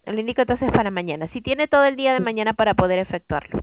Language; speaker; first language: Spanish; native; Spanish